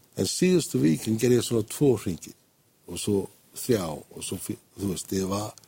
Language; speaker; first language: Icelandic; non-native, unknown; English